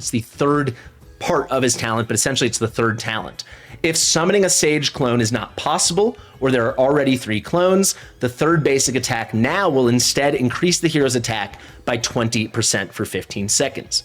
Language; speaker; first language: English; native; English